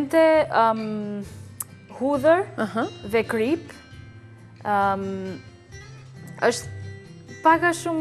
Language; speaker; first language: Albanian; non-native, learner; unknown